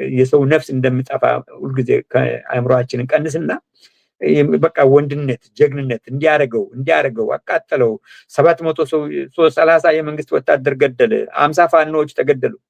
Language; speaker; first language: Amharic; non-native, local second language; Oromo